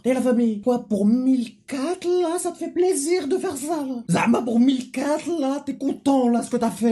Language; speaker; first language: French; native; French